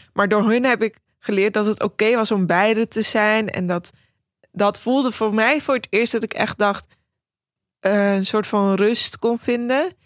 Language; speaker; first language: Dutch; early bilingual, other home language; Persian